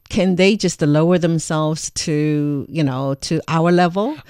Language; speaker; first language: English; non-native, fluent; Chinese